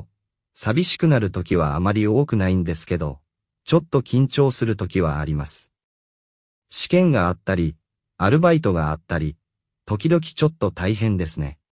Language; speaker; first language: Japanese; non-native, fluent; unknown